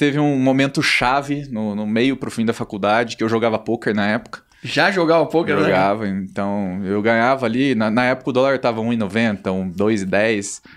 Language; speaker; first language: Portuguese; native; Portuguese